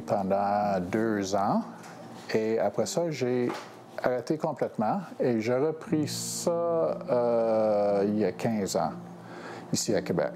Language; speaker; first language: French; non-native, local second language; English